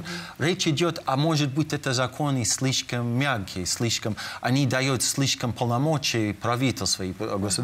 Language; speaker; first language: Russian; non-native, fluent; English